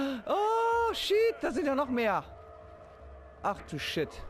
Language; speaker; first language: German; native; German